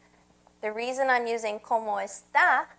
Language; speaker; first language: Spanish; non-native, fluent; English